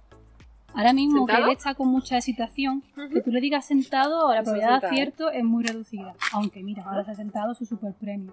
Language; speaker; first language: Spanish; native; Spanish